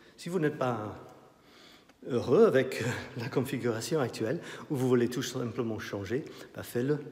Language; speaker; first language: French; non-native, fluent; English